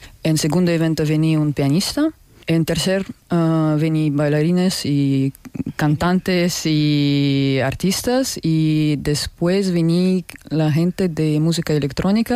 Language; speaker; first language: Spanish; non-native, learner; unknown